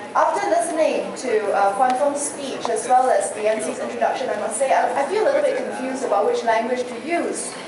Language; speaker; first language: English; non-native, local second language; Chinese